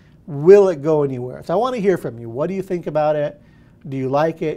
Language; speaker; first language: English; early bilingual, other home language; Spanish